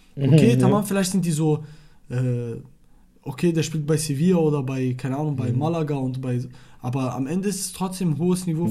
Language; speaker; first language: German; non-native, fluent; Arabic